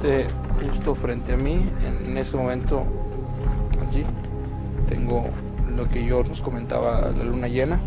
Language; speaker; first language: Spanish; native; Spanish